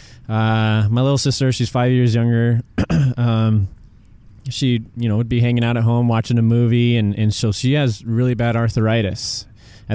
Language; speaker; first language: English; native; English